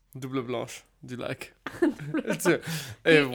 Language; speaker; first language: French; native; French